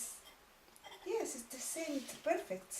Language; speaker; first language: English; non-native, learner; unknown